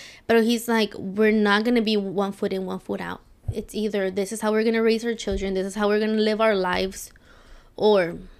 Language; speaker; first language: English; early bilingual, other home language; Spanish